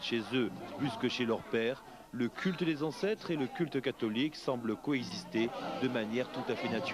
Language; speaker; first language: French; native; French